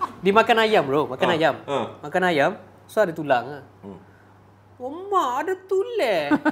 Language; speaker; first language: Malay; native; Malay